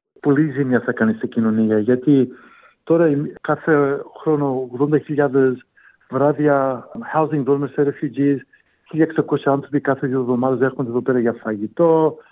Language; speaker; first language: Greek; early bilingual, heritage; Greek